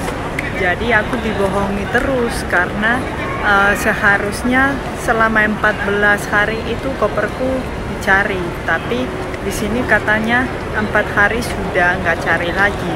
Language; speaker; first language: Indonesian; non-native, fluent; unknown